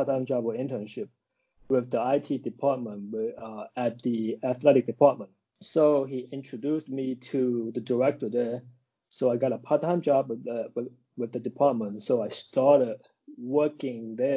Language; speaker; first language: English; non-native, local second language; Cantonese